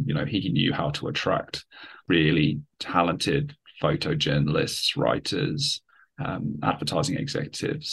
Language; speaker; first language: English; native; English